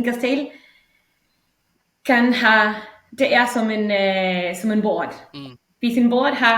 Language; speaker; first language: Danish; non-native, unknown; Spanish